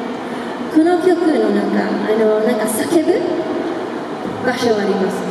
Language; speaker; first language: Japanese; non-native, fluent; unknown